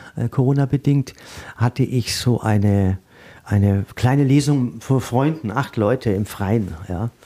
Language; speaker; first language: German; native; German